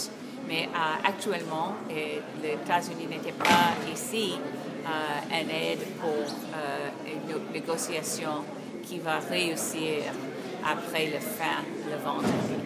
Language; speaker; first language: French; non-native, learner; English